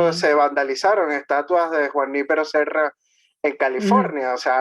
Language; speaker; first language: Spanish; native; Spanish